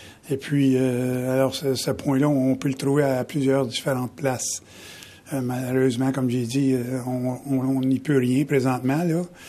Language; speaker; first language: French; native; French